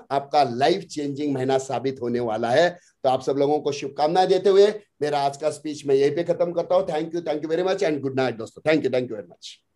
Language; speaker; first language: Hindi; non-native, local second language; Marathi